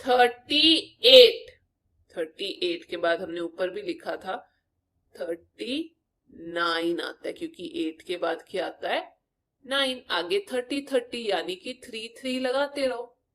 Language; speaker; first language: Hindi; non-native, local second language; Punjabi